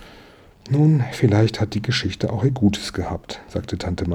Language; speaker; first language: German; native; German